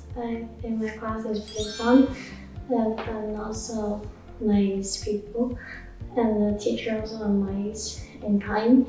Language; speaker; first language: English; non-native, learner; Cantonese